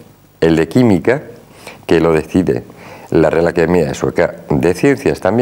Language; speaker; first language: Spanish; native; Spanish